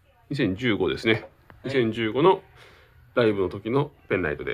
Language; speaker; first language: Japanese; native; Japanese